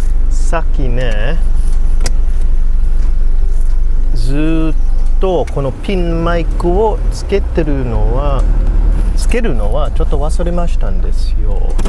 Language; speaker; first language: Japanese; non-native, fluent; English